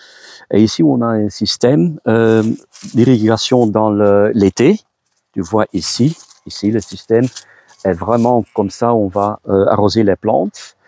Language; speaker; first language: French; non-native, local second language; Dutch